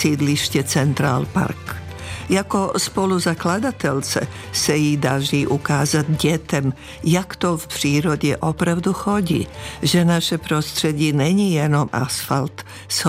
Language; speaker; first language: Czech; non-native, fluent; Serbian